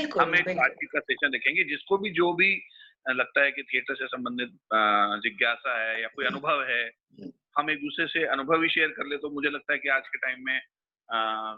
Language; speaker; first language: Hindi; native; Hindi